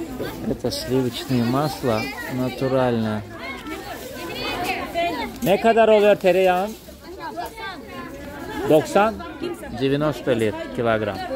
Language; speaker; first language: Russian; non-native, fluent; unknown